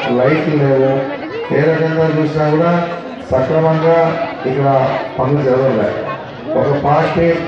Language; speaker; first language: Telugu; native; Telugu